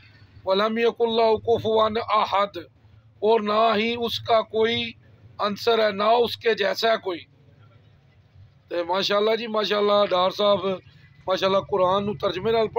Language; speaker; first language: Hindi; non-native, local second language; Punjabi